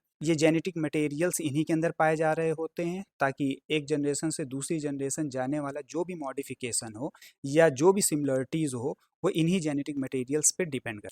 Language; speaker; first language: Hindi; native; Hindi